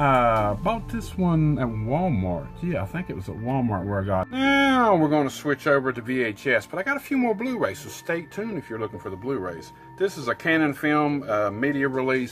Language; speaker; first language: English; native; English